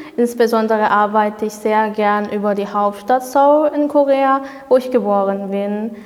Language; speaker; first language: German; non-native, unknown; Korean